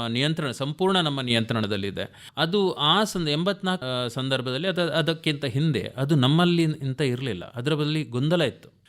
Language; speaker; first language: Kannada; non-native, local second language; Tulu